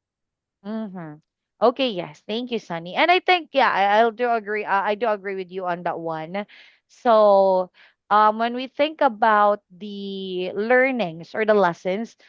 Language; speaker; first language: English; non-native, fluent; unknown